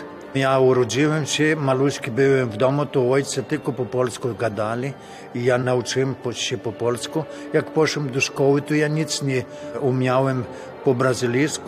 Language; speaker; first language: Polish; early bilingual, heritage; Polish